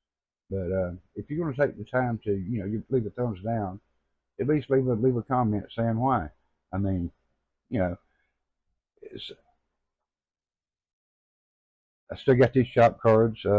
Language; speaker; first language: English; native; English